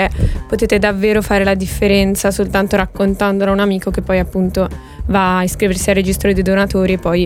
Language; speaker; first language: Italian; native; Italian